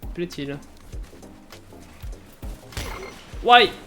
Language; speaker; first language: French; native; French